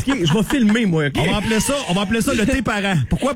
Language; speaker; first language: French; native; French